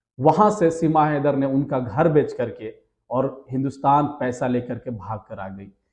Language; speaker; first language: Hindi; native; Hindi